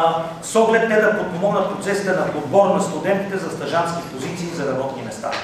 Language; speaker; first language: Bulgarian; native; Bulgarian